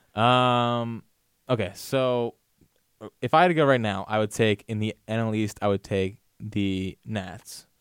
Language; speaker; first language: English; native; English